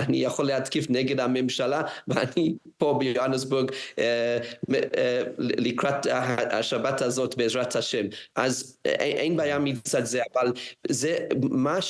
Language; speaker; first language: Hebrew; non-native, fluent; English